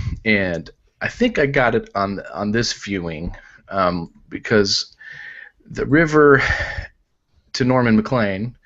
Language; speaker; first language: English; native; English